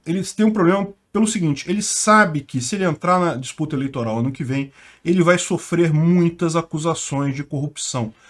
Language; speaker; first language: Portuguese; native; Portuguese